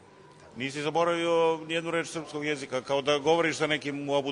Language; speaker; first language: Serbian; native; Serbian